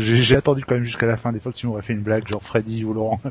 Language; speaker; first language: French; native; French